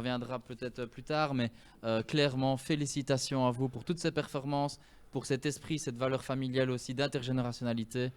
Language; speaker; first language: French; native; French